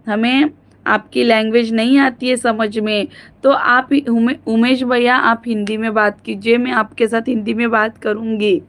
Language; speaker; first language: Hindi; non-native, local second language; Marathi